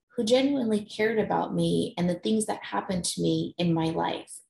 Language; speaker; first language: English; native; English